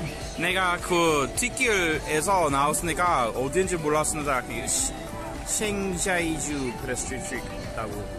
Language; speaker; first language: Korean; non-native, fluent; English